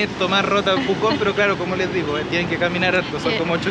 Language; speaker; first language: Spanish; native; Spanish